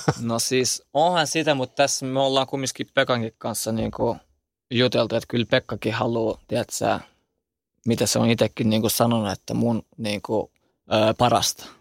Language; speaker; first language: Finnish; early bilingual, other home language; Albanian